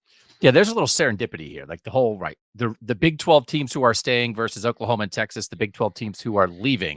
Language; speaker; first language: English; native; English